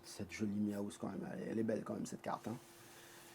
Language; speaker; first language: French; native; French